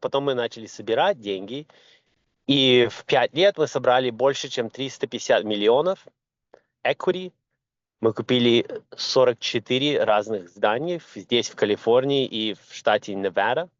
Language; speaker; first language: Russian; early bilingual, other home language; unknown